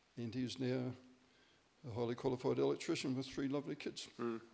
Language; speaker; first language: English; native; English